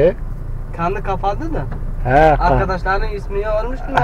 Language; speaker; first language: Turkish; non-native, learner; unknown